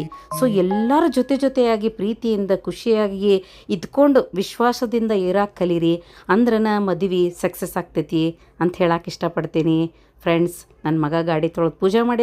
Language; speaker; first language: Kannada; native; Kannada